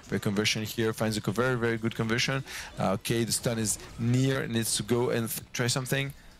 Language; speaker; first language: English; non-native, fluent; French